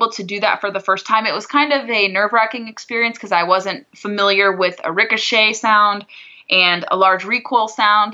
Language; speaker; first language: English; native; English